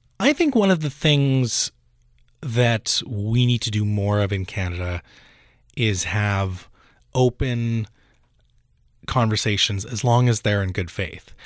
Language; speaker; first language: English; early bilingual, other home language; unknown